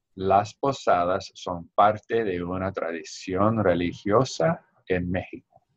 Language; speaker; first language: Spanish; non-native, learner; English